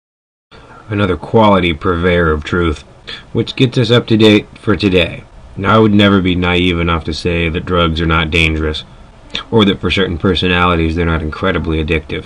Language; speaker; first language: English; native; English